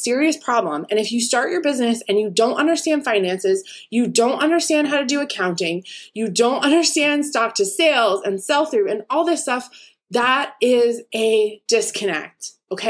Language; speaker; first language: English; native; English